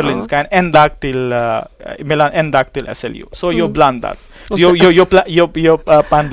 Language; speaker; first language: Swedish; non-native, learner; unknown